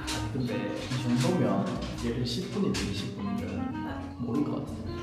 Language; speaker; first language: Korean; native; Korean